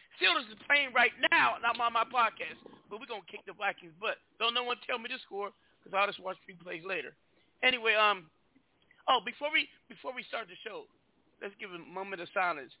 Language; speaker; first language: English; native; English